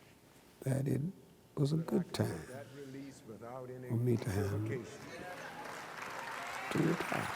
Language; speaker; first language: English; native; English